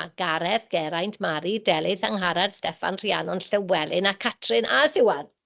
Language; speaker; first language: Welsh; native; Welsh